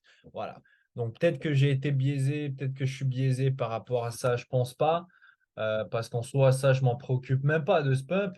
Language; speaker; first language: French; native; French